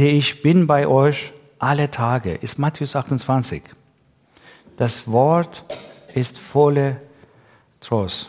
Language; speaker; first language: German; non-native, learner; Persian